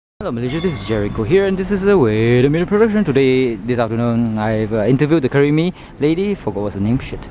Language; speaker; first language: English; non-native, local second language; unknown